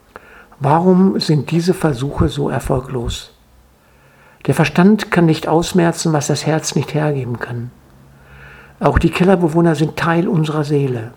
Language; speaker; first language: German; native; German